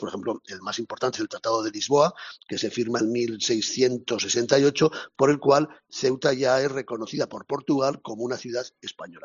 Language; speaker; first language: Spanish; native; Spanish